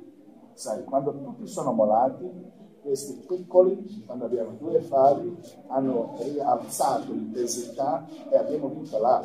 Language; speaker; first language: Italian; non-native, fluent; Croatian